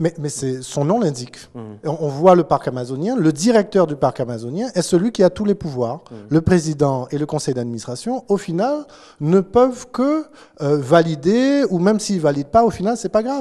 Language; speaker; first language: French; native; French